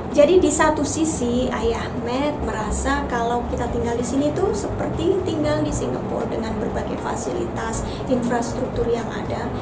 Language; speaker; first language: Indonesian; native; Indonesian